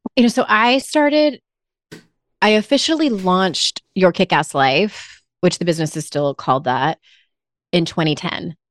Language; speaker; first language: English; native; English